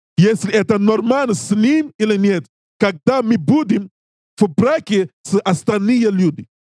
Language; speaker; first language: Russian; non-native, learner; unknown